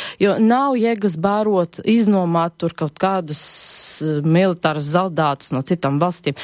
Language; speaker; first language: Latvian; non-native, local second language; Russian